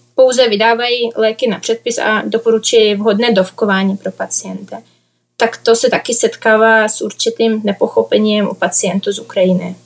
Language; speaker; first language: Czech; non-native, fluent; Ukrainian